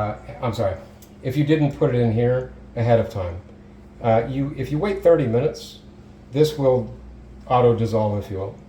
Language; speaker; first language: English; native; English